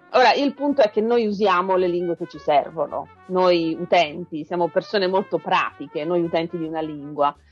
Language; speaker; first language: Italian; native; Italian